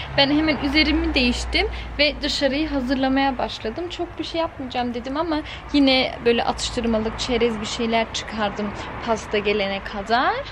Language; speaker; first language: Turkish; early bilingual, heritage; Turkish